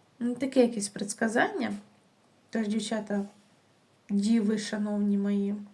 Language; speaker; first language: Ukrainian; non-native, local second language; Russian